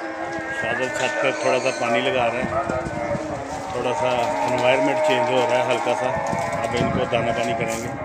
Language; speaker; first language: Hindi; non-native, local second language; Punjabi